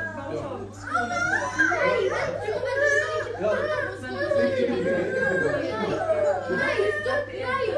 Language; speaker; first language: Norwegian; non-native, learner; Somali